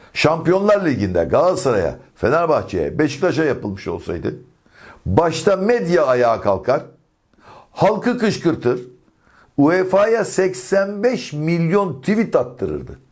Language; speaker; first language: Turkish; native; Turkish